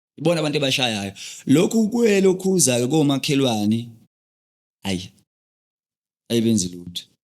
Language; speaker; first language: Zulu; native; Zulu